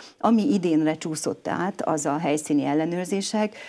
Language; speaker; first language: Hungarian; native; Hungarian